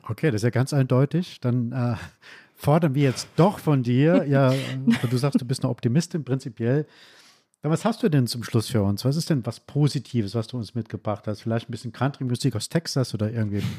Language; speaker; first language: German; native; German